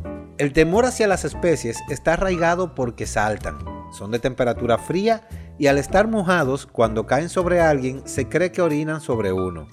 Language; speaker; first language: Spanish; native; Spanish